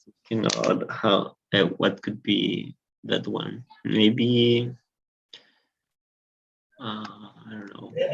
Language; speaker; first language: English; non-native, learner; Spanish